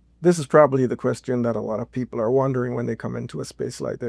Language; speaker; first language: English; native; English